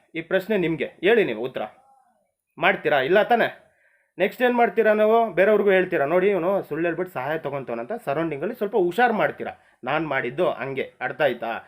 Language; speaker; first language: Kannada; non-native, local second language; Marathi